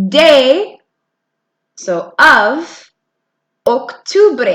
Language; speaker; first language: Spanish; non-native, fluent; English